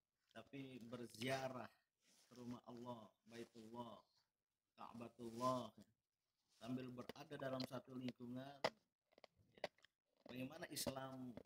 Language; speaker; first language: Indonesian; native; Indonesian